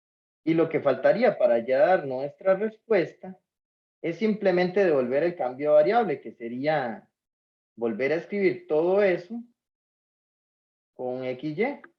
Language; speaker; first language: Spanish; native; Spanish